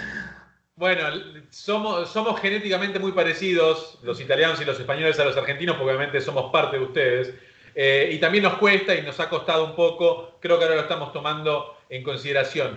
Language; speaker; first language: Spanish; native; Spanish